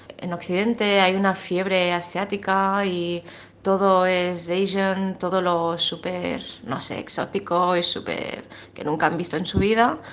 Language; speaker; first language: Spanish; early bilingual, other home language; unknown